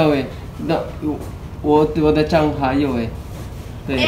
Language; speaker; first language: Chinese; non-native, learner; Filipino